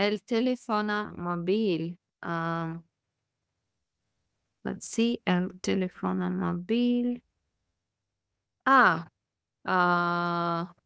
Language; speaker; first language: Spanish; non-native, learner; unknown